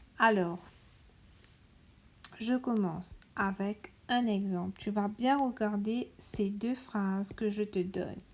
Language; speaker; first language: French; non-native, local second language; Morisyen